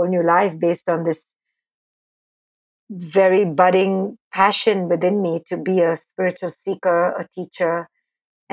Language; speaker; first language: English; non-native, local second language; Hindi